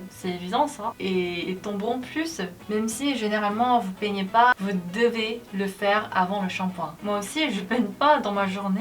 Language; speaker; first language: French; non-native, learner; Korean